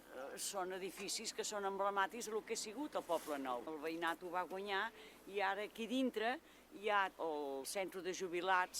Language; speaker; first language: Catalan; native; Catalan